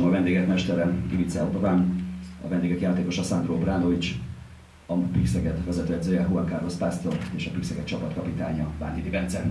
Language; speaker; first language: Hungarian; native; Hungarian